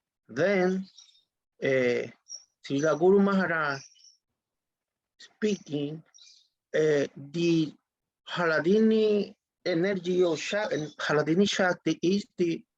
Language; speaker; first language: English; non-native, learner; Spanish